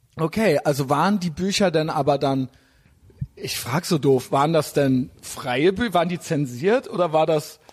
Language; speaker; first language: German; native; German